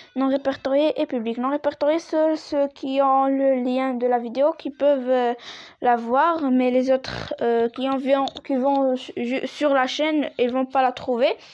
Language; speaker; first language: French; non-native, local second language; Arabic